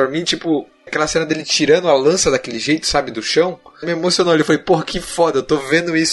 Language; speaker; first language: Portuguese; native; Portuguese